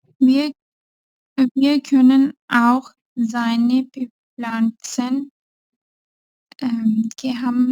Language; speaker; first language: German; non-native, learner; Urdu